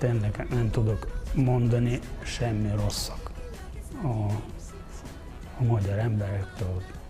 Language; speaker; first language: Hungarian; non-native, fluent; Ukrainian